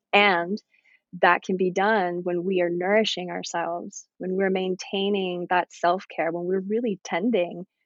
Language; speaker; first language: English; native; English